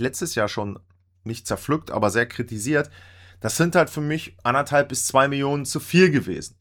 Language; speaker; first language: German; native; German